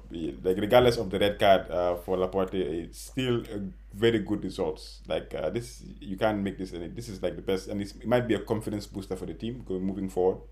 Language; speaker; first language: English; non-native, local second language; Wolof